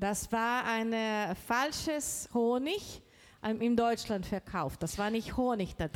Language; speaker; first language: German; non-native, learner; Portuguese